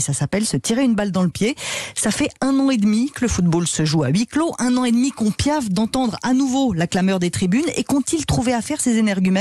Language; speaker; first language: French; native; French